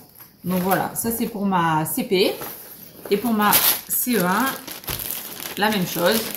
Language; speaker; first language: French; native; French